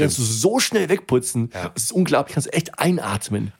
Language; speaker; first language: German; native; German